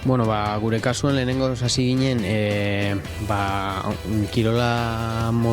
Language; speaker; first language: Basque; native; Basque